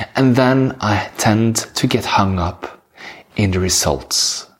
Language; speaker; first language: English; non-native, fluent; Norwegian